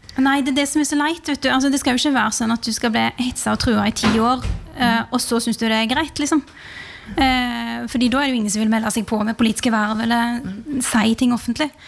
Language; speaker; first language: Norwegian; early bilingual, other home language; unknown